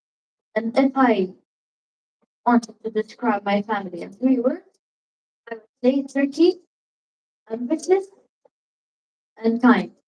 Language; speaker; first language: English; non-native, learner; Arabic